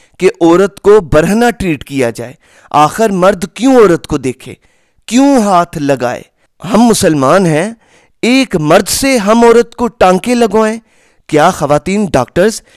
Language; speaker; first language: Urdu; non-native, local second language; Punjabi